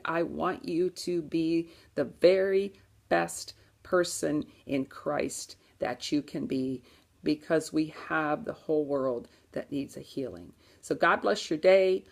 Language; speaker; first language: English; native; English